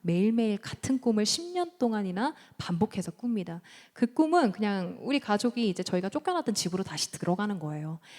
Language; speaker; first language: Korean; early bilingual, heritage; Korean